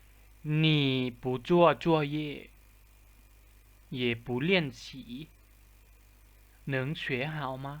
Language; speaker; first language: Chinese; non-native, fluent; Lao